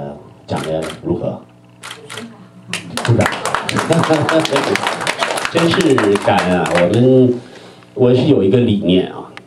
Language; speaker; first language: Chinese; native; Chinese